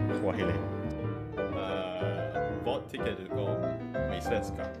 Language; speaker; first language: Swedish; non-native, learner; Indonesian